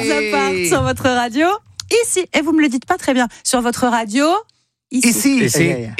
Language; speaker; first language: French; native; French